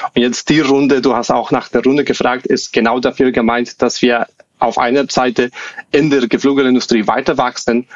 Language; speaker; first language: German; non-native, fluent; Spanish